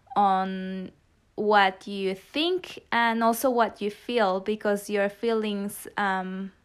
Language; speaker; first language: English; non-native, fluent; Spanish